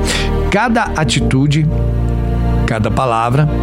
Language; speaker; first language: Portuguese; native; Portuguese